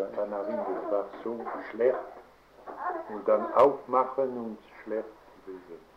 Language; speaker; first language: German; non-native, learner; French